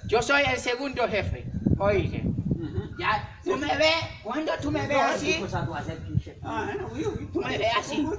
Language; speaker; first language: Spanish; non-native, learner; Haitian Creole